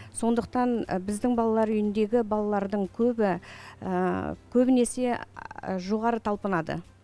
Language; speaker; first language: Kazakh; native; Kazakh